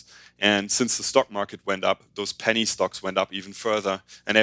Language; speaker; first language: English; non-native, fluent; German